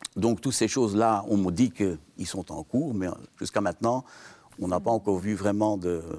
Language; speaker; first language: French; native; French